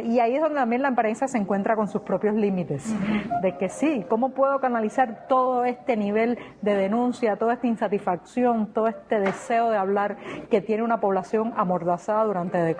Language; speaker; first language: Spanish; native; Spanish